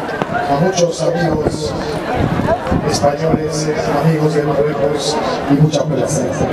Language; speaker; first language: Spanish; non-native, fluent; Arabic